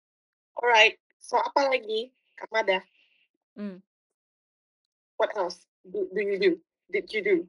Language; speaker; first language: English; non-native, fluent; Indonesian